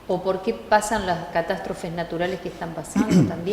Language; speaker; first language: Spanish; native; Spanish